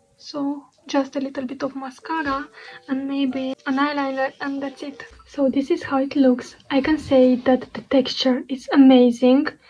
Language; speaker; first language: English; non-native, fluent; Romanian